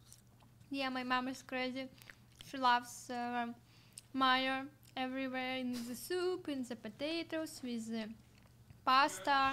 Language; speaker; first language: English; non-native, learner; Russian